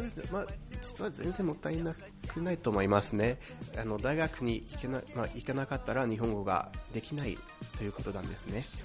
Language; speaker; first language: Japanese; non-native, fluent; English